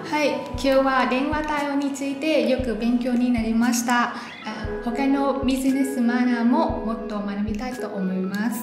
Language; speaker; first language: Japanese; non-native, fluent; Vietnamese